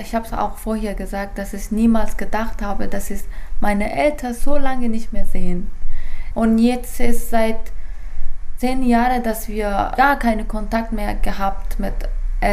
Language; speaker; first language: German; non-native, fluent; Persian